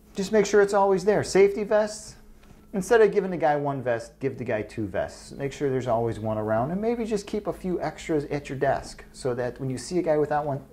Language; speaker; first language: English; native; English